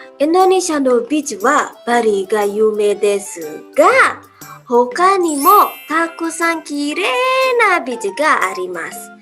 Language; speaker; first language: Japanese; non-native, learner; Indonesian